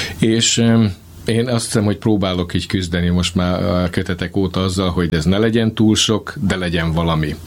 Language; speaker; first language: Hungarian; native; Hungarian